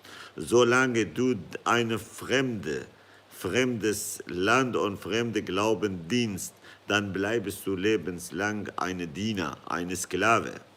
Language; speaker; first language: German; non-native, fluent; Kurdish